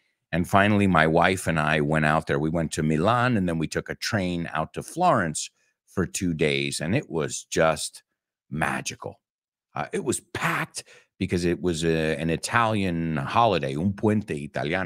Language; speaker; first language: English; native; English